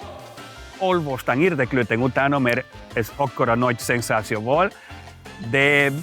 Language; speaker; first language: Hungarian; non-native, fluent; Spanish